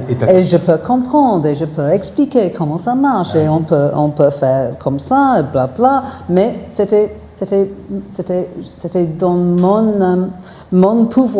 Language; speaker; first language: French; non-native, fluent; English